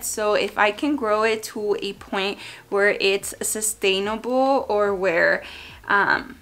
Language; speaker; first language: English; native; English